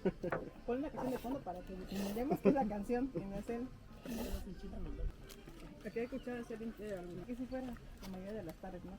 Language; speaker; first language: Spanish; native; Spanish